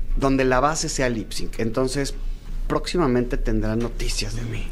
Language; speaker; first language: Spanish; native; Spanish